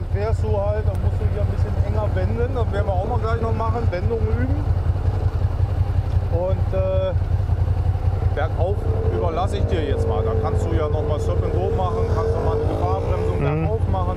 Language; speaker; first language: German; native; German